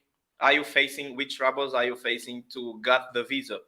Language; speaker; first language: English; non-native, fluent; Portuguese